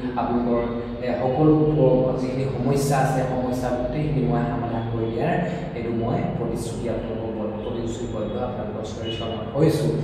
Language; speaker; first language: Assamese; native; Assamese